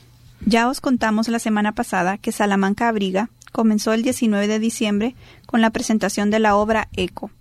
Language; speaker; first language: Spanish; native; Spanish